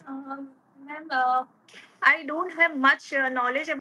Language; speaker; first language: English; non-native, local second language; Assamese